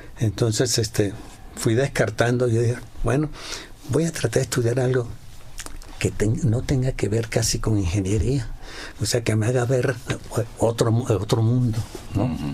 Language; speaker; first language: Spanish; native; Spanish